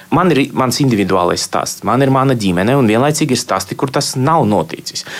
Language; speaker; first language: Latvian; non-native, local second language; Russian